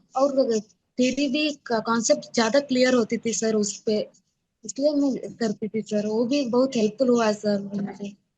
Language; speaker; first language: Hindi; non-native, local second language; Kannada